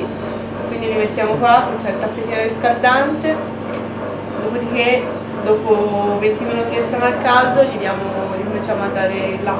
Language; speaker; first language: Italian; native; Italian